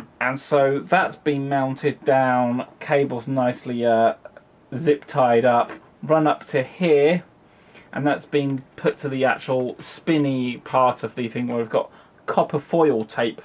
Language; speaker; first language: English; native; English